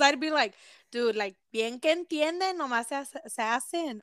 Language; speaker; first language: Spanish; early bilingual, heritage; Spanish